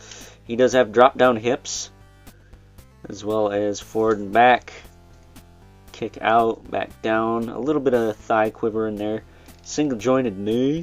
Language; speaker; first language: English; native; English